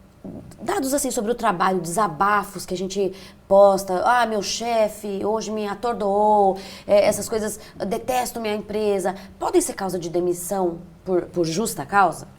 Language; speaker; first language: Portuguese; native; Portuguese